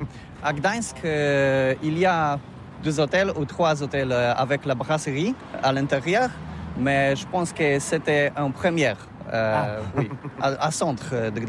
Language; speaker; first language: French; non-native, learner; Polish